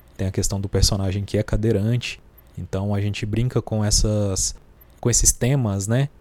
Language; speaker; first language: Portuguese; native; Portuguese